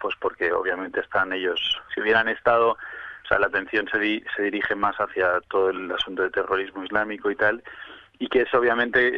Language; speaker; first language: Spanish; native; Spanish